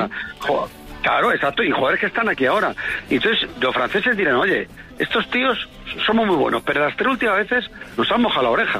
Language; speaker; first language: Spanish; native; Spanish